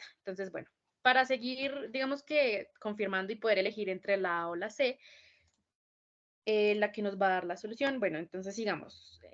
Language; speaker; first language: Spanish; native; Spanish